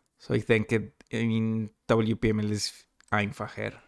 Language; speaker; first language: German; non-native, learner; Spanish